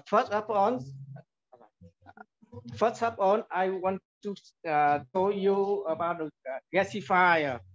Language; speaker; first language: English; non-native, learner; Vietnamese